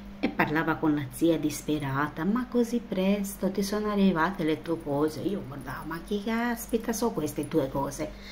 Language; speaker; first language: Italian; non-native, fluent; Romanian